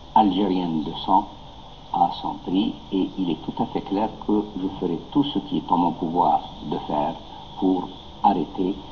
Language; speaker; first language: French; non-native, local second language; Arabic